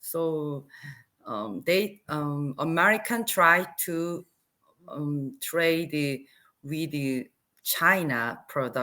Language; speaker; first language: English; non-native, learner; Korean